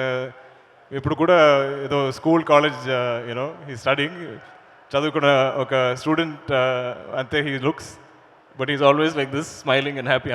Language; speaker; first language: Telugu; non-native, learner; Malayalam